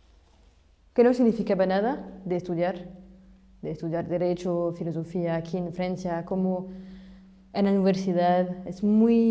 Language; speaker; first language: Spanish; non-native, fluent; French